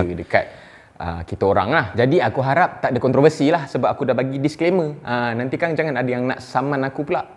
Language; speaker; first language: Malay; native; Malay